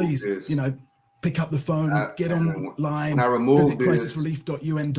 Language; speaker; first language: English; native; English